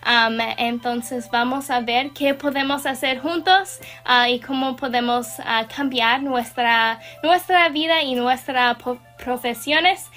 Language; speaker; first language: Spanish; non-native, learner; English